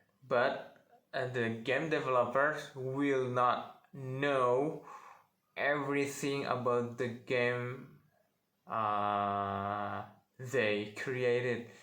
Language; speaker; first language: English; non-native, learner; Indonesian